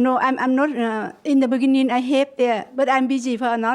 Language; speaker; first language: English; non-native, learner; Vietnamese